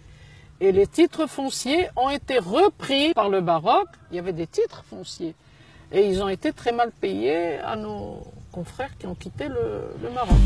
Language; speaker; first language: French; native; French